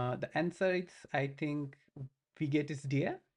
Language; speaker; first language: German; non-native, learner; Bangla